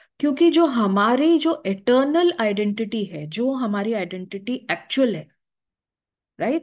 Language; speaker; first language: Hindi; native; Hindi